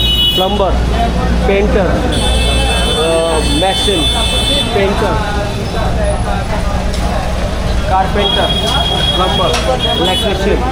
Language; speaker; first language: English; non-native, local second language; Hindi